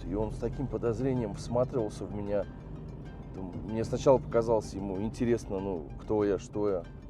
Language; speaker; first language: Russian; native; Russian